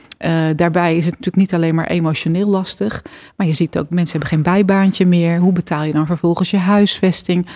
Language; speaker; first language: Dutch; native; Dutch